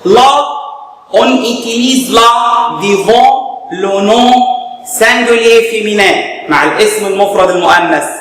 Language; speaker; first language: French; non-native, fluent; Arabic